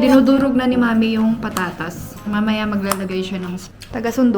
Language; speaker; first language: Filipino; native; Filipino